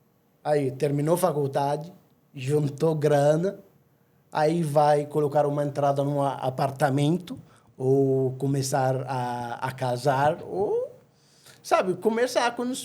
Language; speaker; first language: Portuguese; non-native, fluent; Arabic